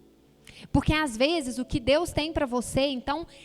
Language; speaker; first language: Portuguese; native; Portuguese